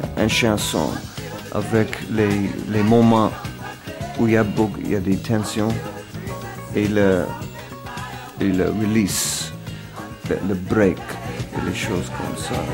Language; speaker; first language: French; non-native, fluent; English